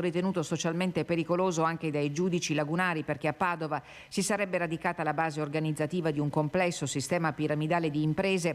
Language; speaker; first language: Italian; native; Italian